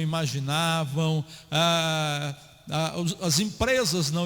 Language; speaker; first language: Portuguese; native; Portuguese